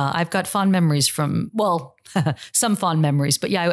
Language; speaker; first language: English; native; English